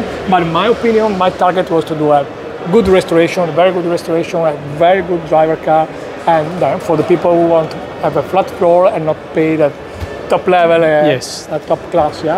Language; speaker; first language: English; non-native, learner; Italian